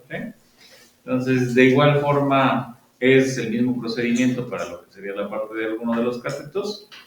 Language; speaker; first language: Spanish; native; Spanish